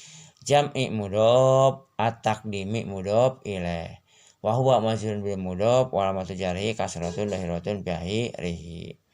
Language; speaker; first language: Arabic; non-native, fluent; Sundanese